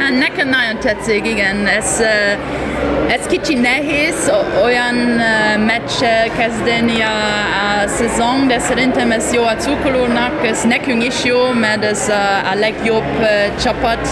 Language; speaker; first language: Hungarian; non-native, learner; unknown